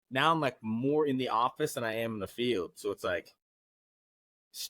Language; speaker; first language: English; native; English